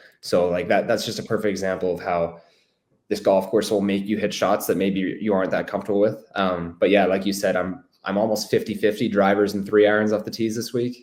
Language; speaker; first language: English; native; English